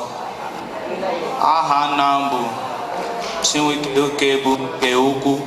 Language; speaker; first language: Igbo; early bilingual, heritage; Igbo